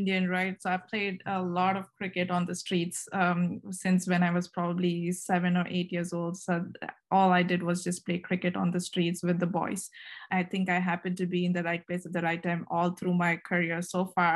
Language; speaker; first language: English; non-native, local second language; Kannada